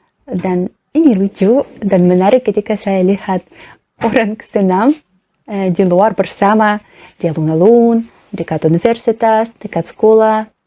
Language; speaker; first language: Indonesian; non-native, learner; Russian